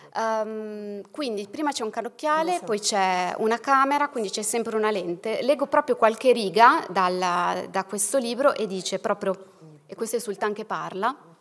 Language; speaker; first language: Italian; native; Italian